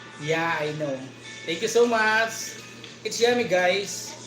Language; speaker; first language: English; non-native, local second language; Filipino